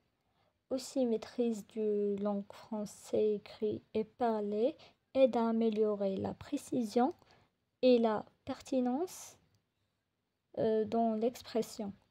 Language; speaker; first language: French; non-native, local second language; Arabic